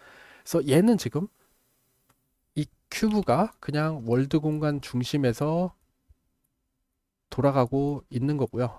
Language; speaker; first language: Korean; native; Korean